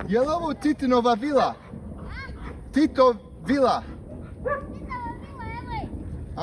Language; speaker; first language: Bosnian; native; Bosnian